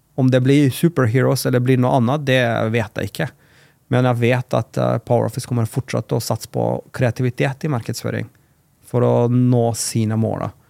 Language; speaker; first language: Norwegian; non-native, fluent; Macedonian